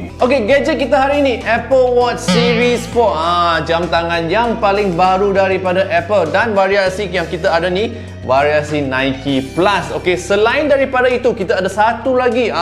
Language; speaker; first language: Malay; non-native, local second language; Cantonese